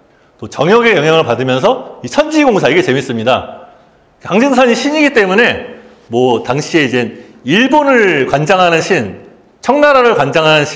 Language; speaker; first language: Korean; native; Korean